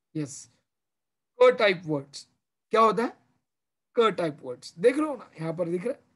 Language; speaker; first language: Hindi; non-native, local second language; Marathi